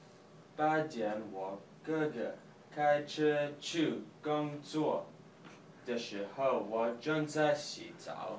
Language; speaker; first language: Chinese; non-native, learner; English